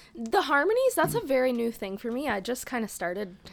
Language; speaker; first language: English; native; English